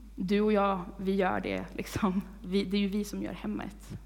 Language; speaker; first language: Swedish; native; Swedish